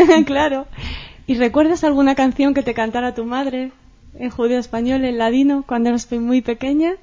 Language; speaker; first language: Spanish; native; Spanish